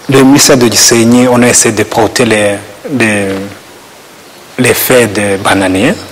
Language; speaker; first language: French; non-native, learner; Kinyarwanda